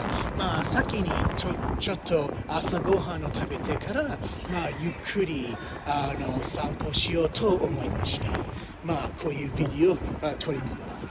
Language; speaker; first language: Japanese; non-native, learner; English